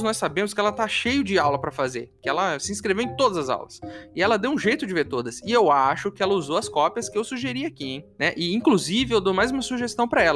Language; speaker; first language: Portuguese; native; Portuguese